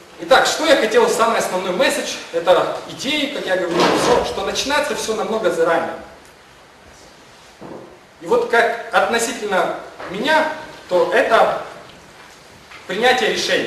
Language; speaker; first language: Russian; non-native, local second language; Ukrainian